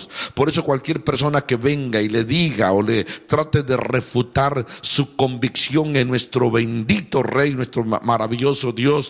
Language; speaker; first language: Spanish; native; Spanish